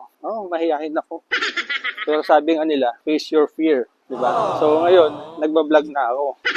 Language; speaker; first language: Filipino; native; Filipino